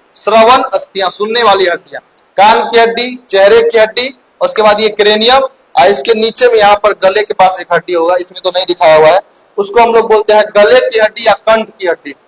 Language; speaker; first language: Hindi; native; Hindi